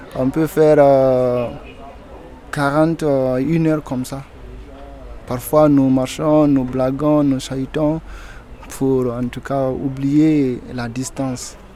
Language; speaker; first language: French; non-native, local second language; Susu